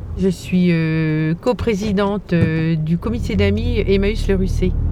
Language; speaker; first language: French; native; French